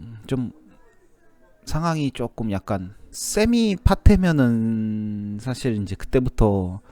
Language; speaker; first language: Korean; native; Korean